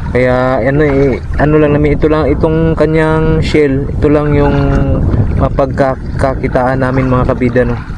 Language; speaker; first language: Filipino; non-native, local second language; Cebuano